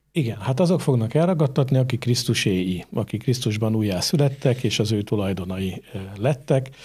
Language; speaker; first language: Hungarian; native; Hungarian